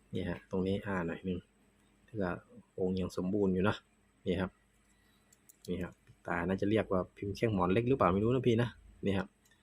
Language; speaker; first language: Thai; non-native, local second language; Northeastern Thai